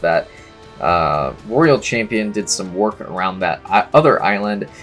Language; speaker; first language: English; native; English